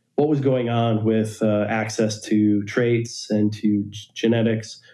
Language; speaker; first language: English; native; English